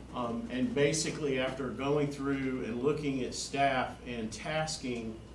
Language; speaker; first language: English; native; English